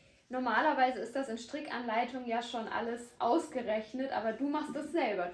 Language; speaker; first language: German; native; German